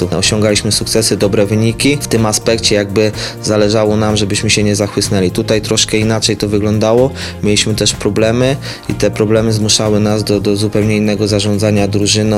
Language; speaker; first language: Polish; native; Polish